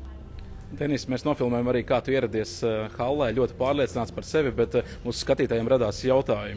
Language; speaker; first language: Latvian; native; Latvian